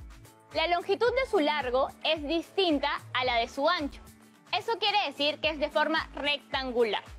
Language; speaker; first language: Spanish; native; Spanish